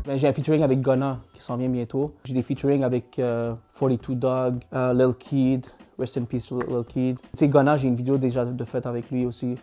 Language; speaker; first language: French; native; French